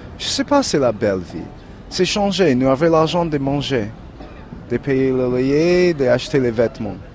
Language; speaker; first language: French; non-native, learner; English